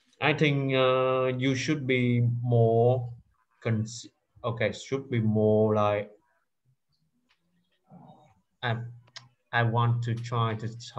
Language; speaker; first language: English; non-native, fluent; Vietnamese